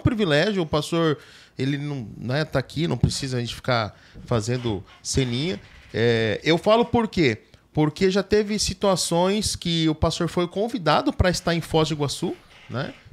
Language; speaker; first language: Portuguese; native; Portuguese